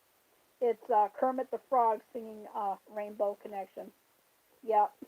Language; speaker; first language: English; native; English